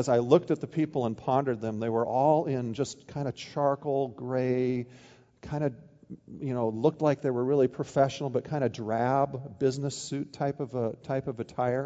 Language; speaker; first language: English; native; English